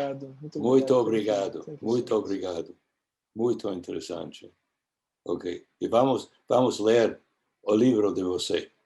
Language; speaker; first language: Portuguese; non-native, learner; English